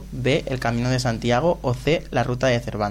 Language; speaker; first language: Spanish; native; Spanish